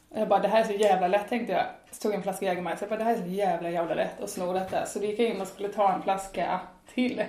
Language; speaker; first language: Swedish; native; Swedish